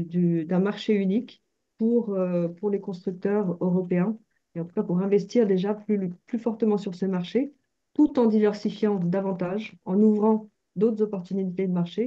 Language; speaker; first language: French; native; French